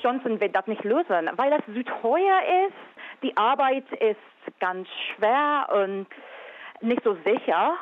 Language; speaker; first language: German; non-native, fluent; English